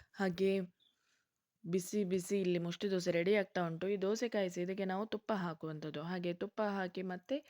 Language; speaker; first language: Kannada; non-native, local second language; Konkani